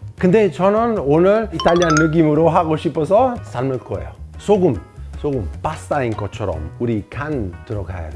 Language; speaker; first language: Korean; non-native, fluent; Italian